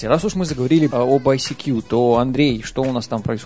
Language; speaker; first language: Russian; native; Russian